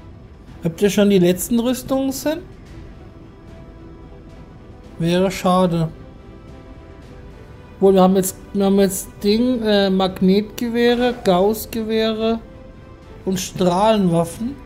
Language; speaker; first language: German; native; German